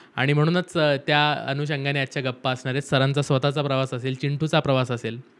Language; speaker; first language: Marathi; native; Marathi